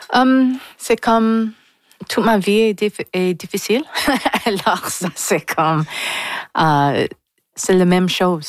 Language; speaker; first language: French; non-native, learner; English